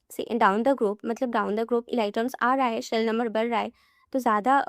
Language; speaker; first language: Hindi; non-native, local second language; Assamese